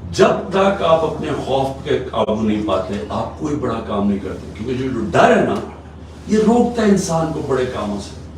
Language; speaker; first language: Urdu; native; Urdu